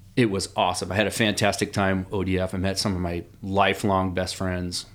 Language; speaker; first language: English; native; English